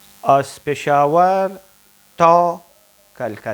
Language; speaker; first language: Persian; non-native, fluent; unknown